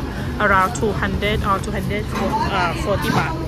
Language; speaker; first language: English; non-native, learner; Thai